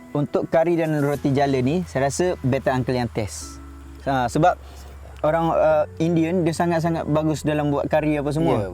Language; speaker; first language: Malay; native; Malay